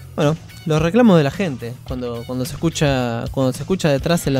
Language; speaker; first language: Spanish; native; Spanish